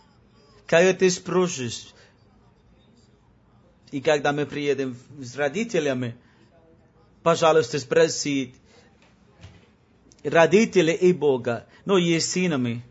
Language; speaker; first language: Russian; non-native, learner; Spanish